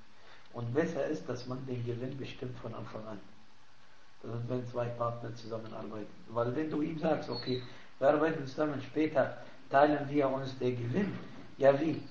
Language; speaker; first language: German; non-native, fluent; Arabic